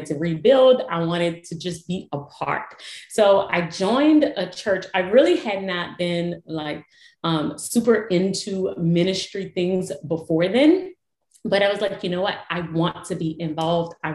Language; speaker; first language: English; native; English